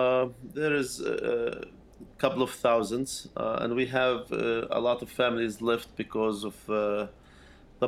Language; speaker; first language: English; non-native, fluent; Arabic